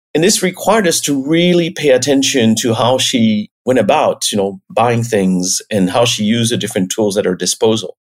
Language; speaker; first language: English; non-native, fluent; French